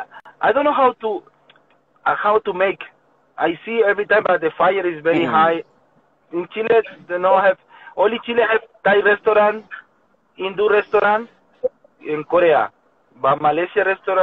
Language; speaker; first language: English; non-native, learner; Spanish